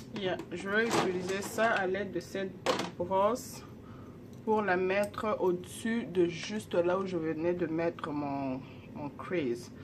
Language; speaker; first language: French; non-native, local second language; Lingala